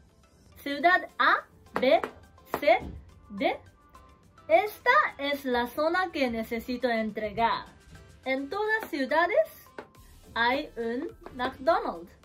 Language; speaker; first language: Spanish; non-native, learner; Japanese